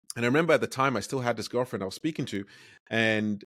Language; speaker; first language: English; non-native, local second language; Yoruba